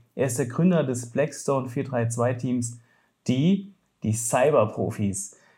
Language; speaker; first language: German; native; German